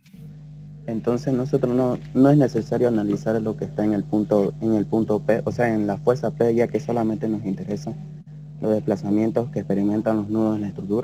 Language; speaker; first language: Spanish; native; Spanish